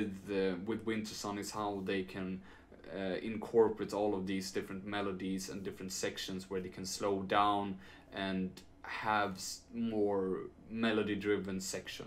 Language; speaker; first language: English; non-native, fluent; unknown